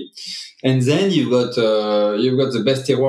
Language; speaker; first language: English; non-native, fluent; French